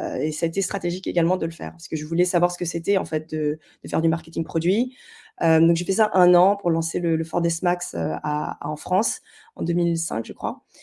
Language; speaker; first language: French; early bilingual, other home language; Chinese